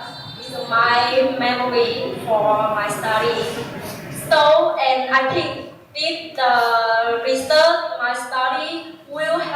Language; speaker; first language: English; non-native, learner; Vietnamese